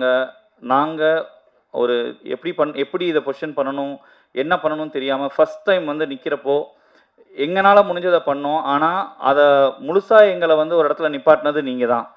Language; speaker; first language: Tamil; native; Tamil